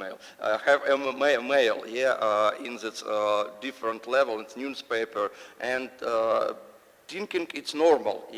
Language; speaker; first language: English; non-native, learner; Russian